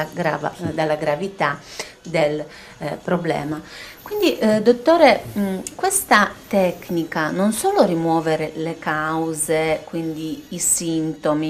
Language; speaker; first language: Italian; native; Italian